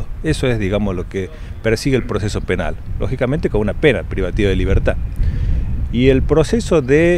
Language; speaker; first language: Spanish; native; Spanish